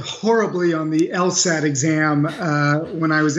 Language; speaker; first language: English; native; English